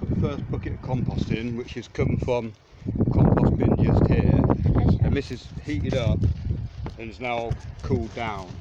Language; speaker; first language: English; native; English